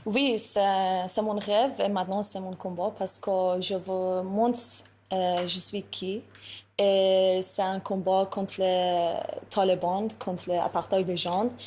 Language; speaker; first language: French; non-native, learner; Persian